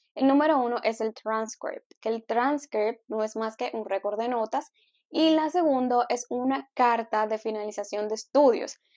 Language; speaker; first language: Spanish; native; Spanish